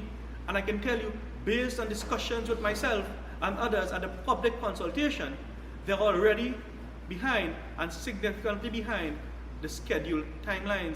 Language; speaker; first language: English; native; English